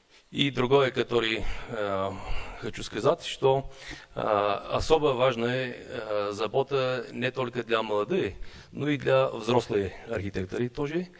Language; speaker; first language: Russian; non-native, learner; Bulgarian